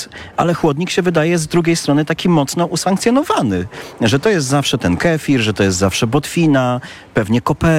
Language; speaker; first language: Polish; native; Polish